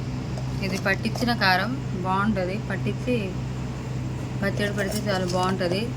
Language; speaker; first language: Telugu; native; Telugu